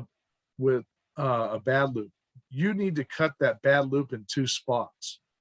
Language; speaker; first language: English; native; English